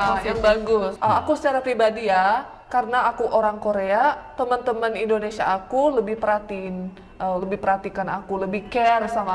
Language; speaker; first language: Indonesian; early bilingual, other home language; Korean